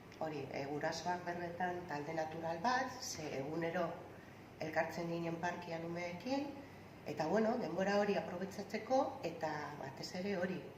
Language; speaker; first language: Basque; non-native, local second language; Spanish